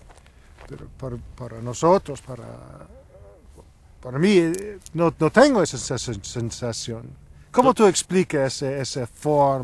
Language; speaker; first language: Spanish; non-native, learner; English